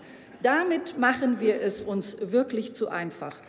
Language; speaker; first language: German; native; German